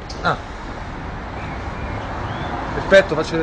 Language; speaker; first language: Italian; native; Italian